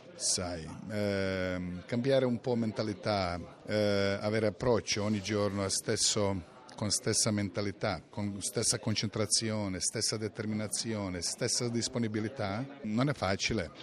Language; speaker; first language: Italian; non-native, fluent; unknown